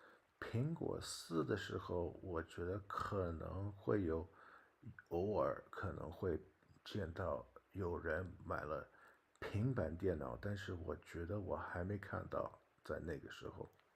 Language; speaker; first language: Chinese; non-native, fluent; English